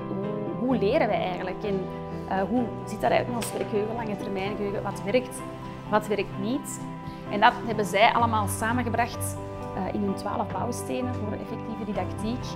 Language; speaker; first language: Dutch; native; Dutch